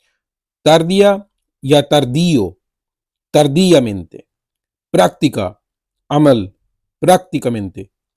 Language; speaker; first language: Spanish; non-native, local second language; Urdu